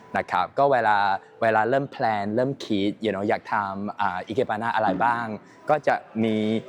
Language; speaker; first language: Thai; non-native, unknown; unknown